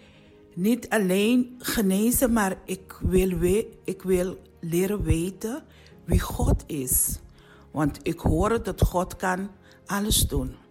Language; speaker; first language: Dutch; non-native, learner; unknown